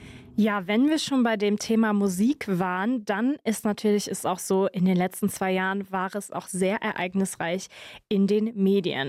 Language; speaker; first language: German; native; German